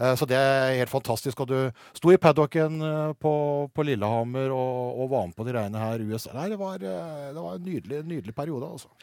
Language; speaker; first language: Norwegian; native; Norwegian